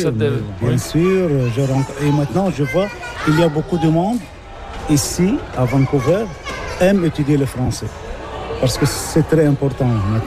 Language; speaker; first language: French; non-native, local second language; Arabic